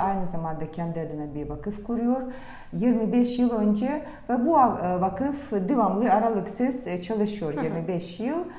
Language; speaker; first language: Turkish; non-native, fluent; Russian